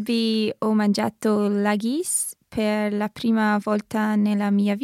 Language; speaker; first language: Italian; non-native, learner; English